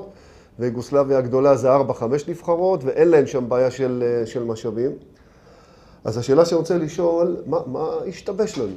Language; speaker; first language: Hebrew; native; Hebrew